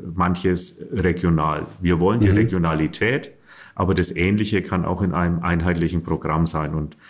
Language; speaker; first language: German; native; German